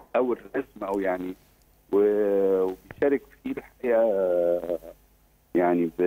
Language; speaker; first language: Arabic; native; Arabic